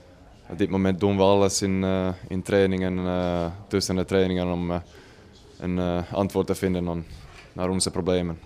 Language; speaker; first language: Dutch; non-native, fluent; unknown